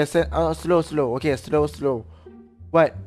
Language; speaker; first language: English; non-native, learner; Malay